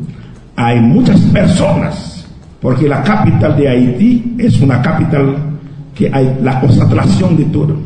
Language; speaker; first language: Spanish; non-native, local second language; Haitian Creole